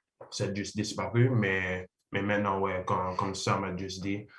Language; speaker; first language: French; non-native, learner; English